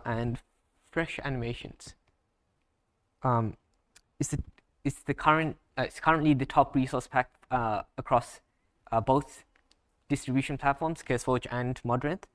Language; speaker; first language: English; native; English